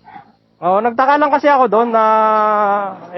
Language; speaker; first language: Filipino; native; Filipino